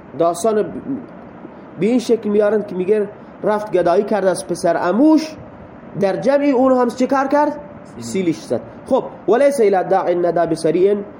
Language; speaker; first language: Persian; non-native, local second language; Baluchi